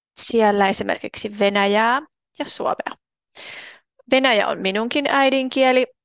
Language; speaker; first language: Finnish; non-native, fluent; Russian